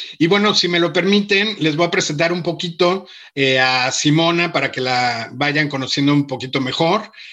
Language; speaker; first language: Spanish; native; Spanish